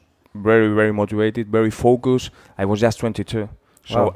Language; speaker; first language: English; non-native, fluent; Spanish